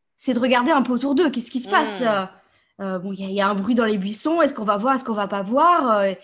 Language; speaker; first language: French; native; French